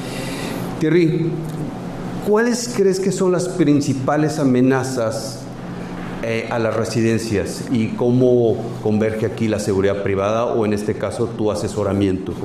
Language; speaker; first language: Spanish; native; Spanish